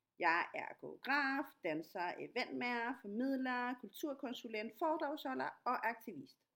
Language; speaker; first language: Danish; non-native, fluent; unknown